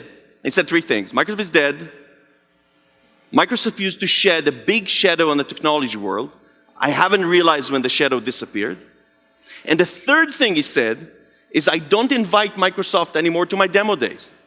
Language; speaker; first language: English; non-native, fluent; Hebrew